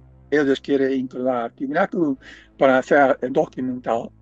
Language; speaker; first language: Spanish; non-native, fluent; English